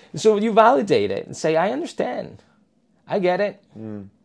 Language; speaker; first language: English; non-native, fluent; Spanish